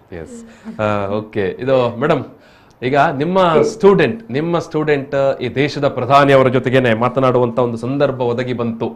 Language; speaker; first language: Kannada; native; Kannada